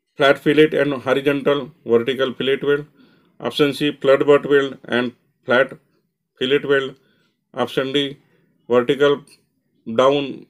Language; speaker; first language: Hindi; non-native, local second language; Marathi